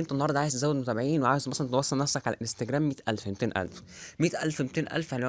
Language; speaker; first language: Arabic; native; Arabic